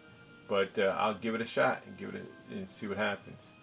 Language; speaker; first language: English; native; English